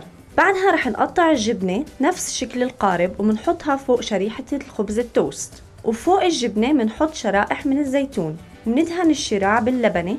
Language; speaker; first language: Arabic; native; Arabic